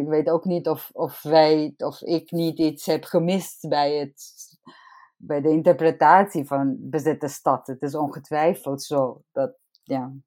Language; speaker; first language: Dutch; non-native, fluent; Romanian